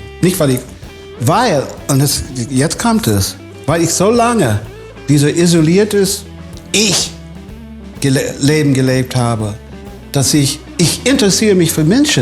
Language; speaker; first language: German; non-native, fluent; English